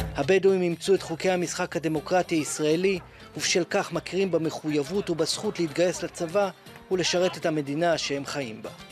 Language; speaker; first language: Hebrew; native; Hebrew